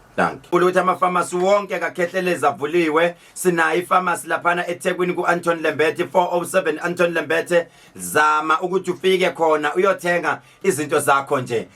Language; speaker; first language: Zulu; native; Zulu